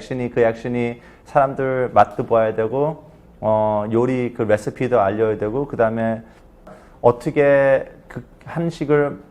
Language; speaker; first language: Korean; early bilingual, heritage; Korean